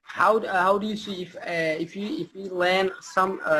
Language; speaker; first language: English; non-native, learner; Somali